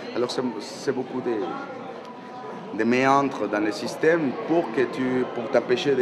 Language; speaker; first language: French; non-native, fluent; Spanish